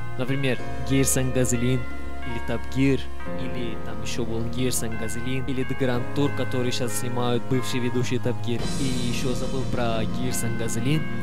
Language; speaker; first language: Russian; non-native, fluent; Turkish